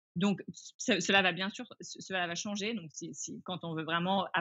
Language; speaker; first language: French; early bilingual, other home language; English